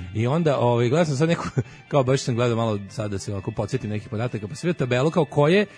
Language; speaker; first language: Serbian; native; Serbian